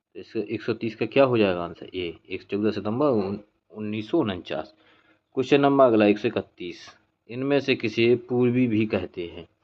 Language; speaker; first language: Hindi; native; Hindi